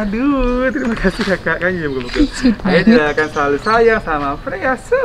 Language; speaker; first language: Indonesian; native; Indonesian